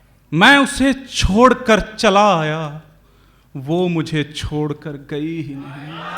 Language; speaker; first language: Hindi; native; Hindi